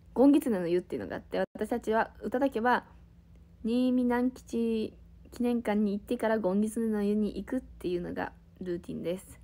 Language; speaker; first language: Japanese; native; Japanese